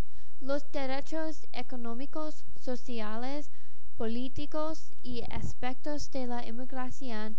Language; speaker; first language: Spanish; non-native, learner; English